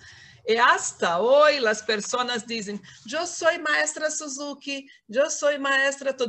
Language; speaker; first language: Spanish; non-native, fluent; Portuguese